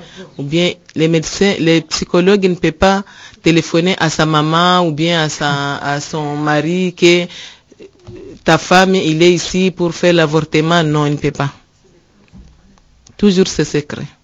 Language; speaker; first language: French; non-native, learner; Rundi